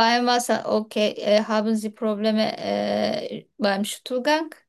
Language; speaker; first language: German; non-native, learner; Turkish